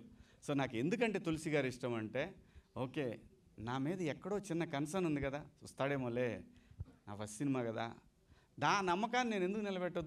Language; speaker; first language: Telugu; native; Telugu